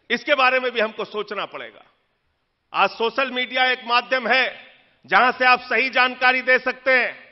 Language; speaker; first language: Hindi; native; Hindi